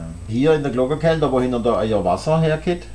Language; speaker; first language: German; native; German